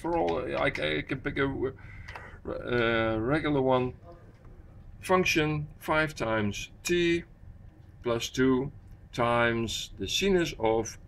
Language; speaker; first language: English; non-native, fluent; Dutch